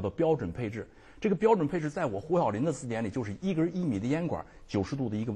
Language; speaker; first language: Chinese; native; Chinese